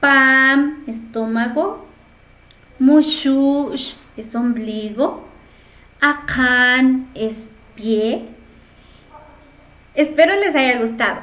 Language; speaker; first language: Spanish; non-native, local second language; Kʼicheʼ